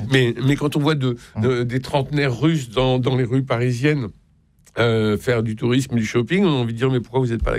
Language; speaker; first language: French; native; French